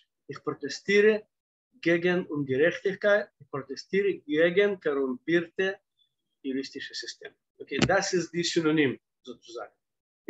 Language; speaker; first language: German; non-native, fluent; Russian